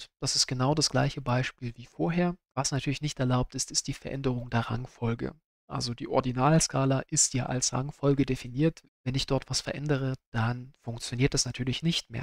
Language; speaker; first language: German; native; German